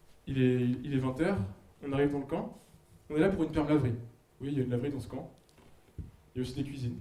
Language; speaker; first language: French; native; French